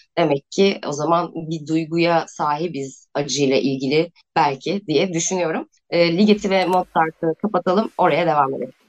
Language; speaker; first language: Turkish; native; Turkish